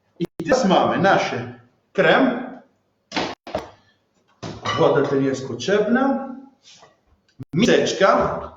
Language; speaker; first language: Polish; non-native, learner; Italian